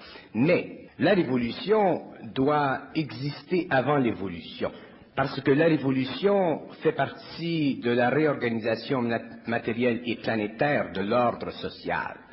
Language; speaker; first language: French; native; French